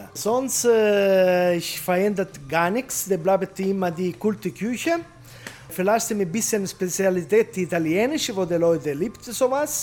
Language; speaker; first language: German; non-native, learner; Italian